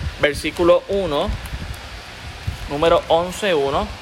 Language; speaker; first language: Spanish; native; Spanish